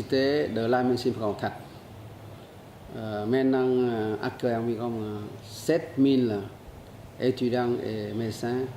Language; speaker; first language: French; non-native, learner; Vietnamese